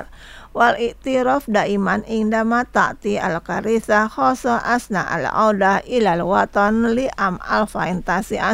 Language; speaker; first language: Arabic; non-native, fluent; Indonesian